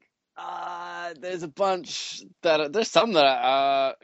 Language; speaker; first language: English; native; English